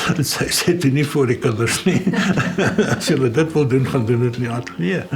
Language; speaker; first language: Afrikaans; early bilingual, other home language; German